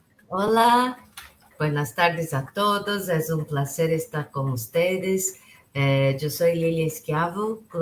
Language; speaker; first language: Spanish; non-native, local second language; Portuguese